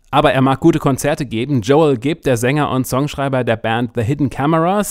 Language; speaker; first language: German; native; German